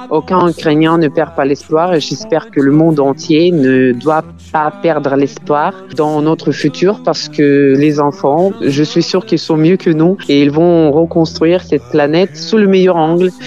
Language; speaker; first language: French; non-native, fluent; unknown